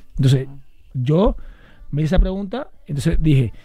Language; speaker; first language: Spanish; native; Spanish